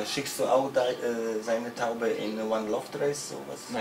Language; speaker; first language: German; non-native, learner; Polish